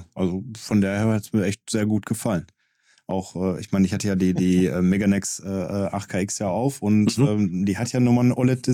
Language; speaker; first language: German; native; German